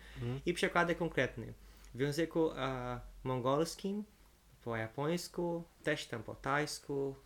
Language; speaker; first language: Polish; non-native, fluent; Portuguese